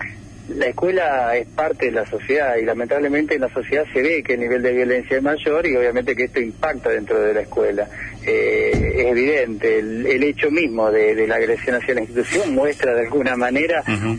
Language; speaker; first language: Spanish; native; Spanish